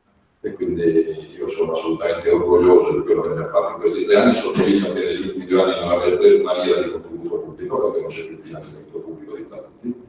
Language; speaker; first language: Italian; native; Italian